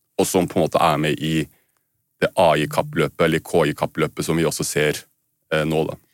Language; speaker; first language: Norwegian; native; Norwegian